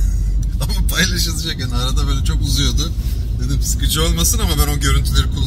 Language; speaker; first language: Turkish; native; Turkish